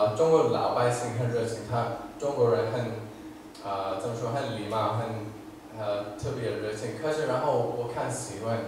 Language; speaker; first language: Chinese; non-native, fluent; English